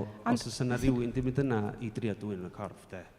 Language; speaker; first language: Welsh; native; Welsh